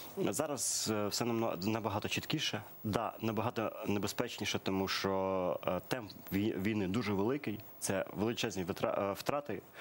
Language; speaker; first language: Ukrainian; early bilingual, other home language; Persian